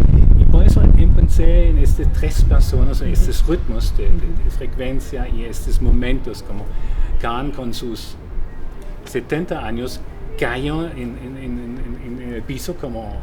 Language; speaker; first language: Spanish; non-native, fluent; German